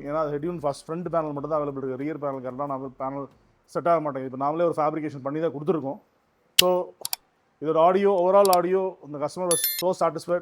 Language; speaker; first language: Tamil; native; Tamil